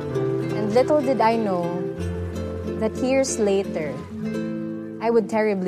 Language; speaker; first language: English; non-native, local second language; Waray